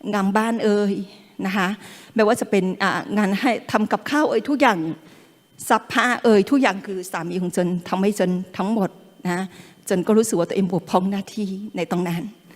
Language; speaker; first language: Thai; non-native, local second language; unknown